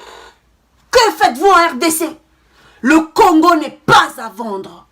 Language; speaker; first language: French; non-native, local second language; Kongo